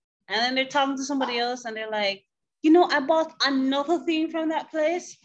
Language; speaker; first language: English; native; English